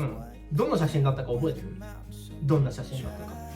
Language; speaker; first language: Japanese; native; Japanese